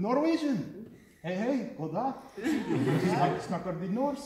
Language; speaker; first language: English; native; English